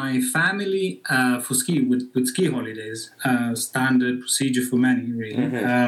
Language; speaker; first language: English; non-native, fluent; Italian